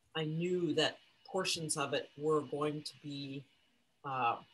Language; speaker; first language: English; native; English